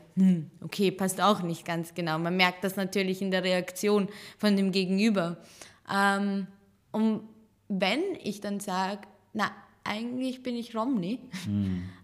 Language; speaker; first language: German; early bilingual, other home language; Serbian